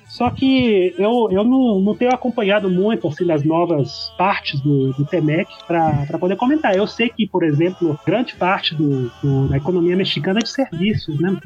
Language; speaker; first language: Portuguese; early bilingual, heritage; Portuguese